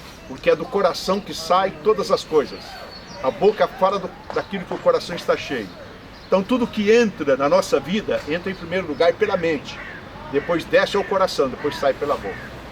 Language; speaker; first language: Portuguese; native; Portuguese